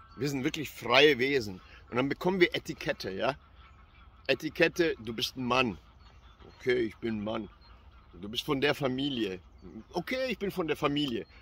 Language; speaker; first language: German; early bilingual, other home language; Albanian